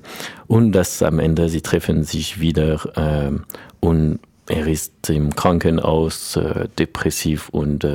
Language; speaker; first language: German; non-native, learner; French